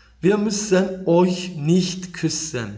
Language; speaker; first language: German; non-native, fluent; Turkish